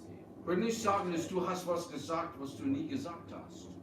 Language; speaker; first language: German; early bilingual, heritage; English